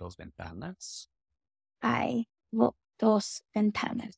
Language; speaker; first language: Spanish; non-native, learner; English